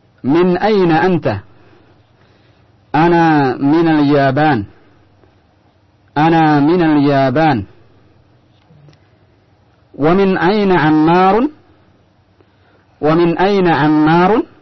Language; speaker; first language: Arabic; non-native, fluent; Indonesian